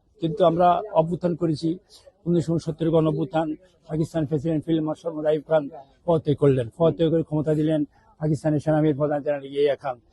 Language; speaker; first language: Bangla; native; Bangla